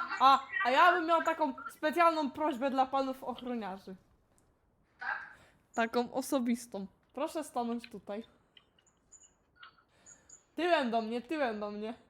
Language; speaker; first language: Polish; native; Polish